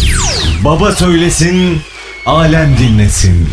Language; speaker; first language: Turkish; native; Turkish